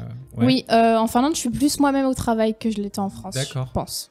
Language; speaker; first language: French; native; French